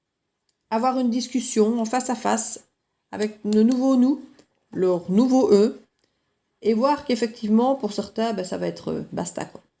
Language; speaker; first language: French; native; French